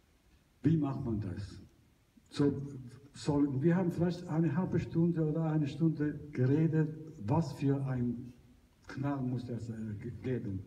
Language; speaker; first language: German; non-native, learner; Italian